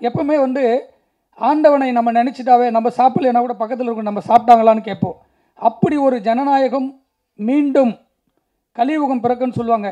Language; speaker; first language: Tamil; native; Tamil